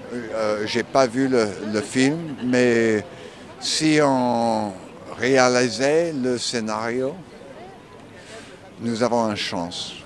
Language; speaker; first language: French; non-native, learner; English